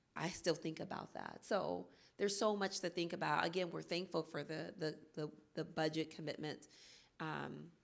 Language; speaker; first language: English; native; English